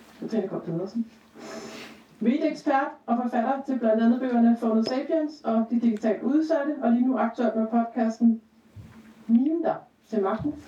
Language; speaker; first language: Danish; native; Danish